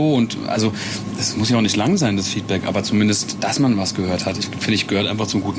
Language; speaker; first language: German; native; German